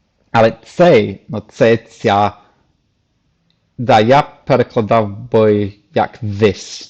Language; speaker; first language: Ukrainian; non-native, fluent; English